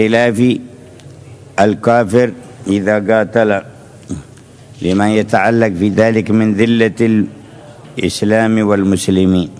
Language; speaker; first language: Arabic; native; Arabic